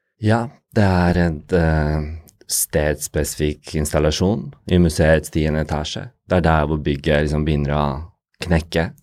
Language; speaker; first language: Norwegian; early bilingual, other home language; Bosnian